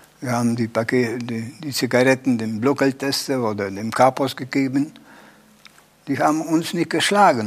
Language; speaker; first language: German; non-native, learner; Polish